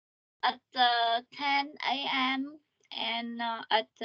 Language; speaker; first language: English; non-native, learner; Vietnamese